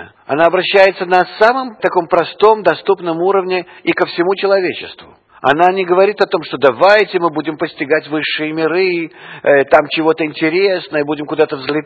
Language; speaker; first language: Russian; non-native, fluent; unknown